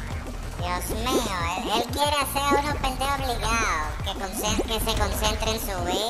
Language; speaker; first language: Spanish; native; Spanish